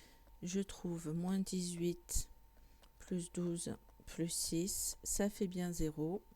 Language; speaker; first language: French; native; French